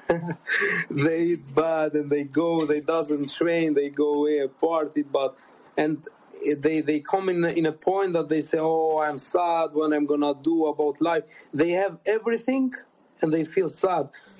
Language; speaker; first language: English; non-native, fluent; Albanian